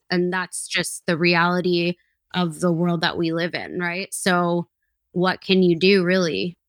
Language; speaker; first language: English; native; English